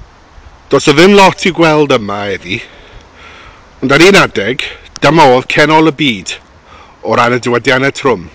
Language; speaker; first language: Welsh; non-native, local second language; English